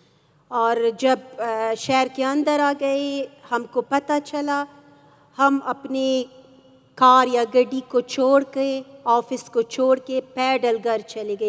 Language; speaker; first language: Hindi; non-native, fluent; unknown